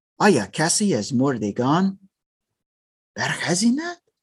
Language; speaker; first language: Persian; non-native, learner; German